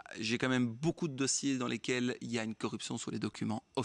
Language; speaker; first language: French; native; French